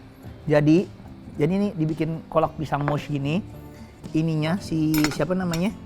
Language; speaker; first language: Indonesian; native; Indonesian